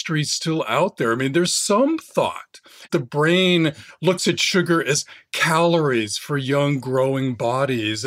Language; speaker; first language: English; native; English